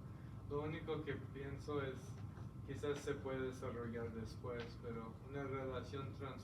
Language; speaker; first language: Spanish; early bilingual, heritage; Spanish